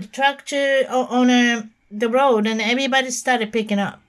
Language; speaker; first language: English; non-native, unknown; Japanese